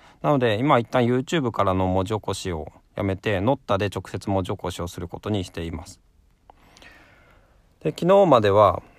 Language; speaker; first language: Japanese; native; Japanese